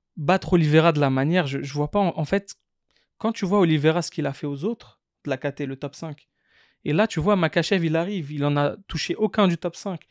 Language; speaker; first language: French; native; French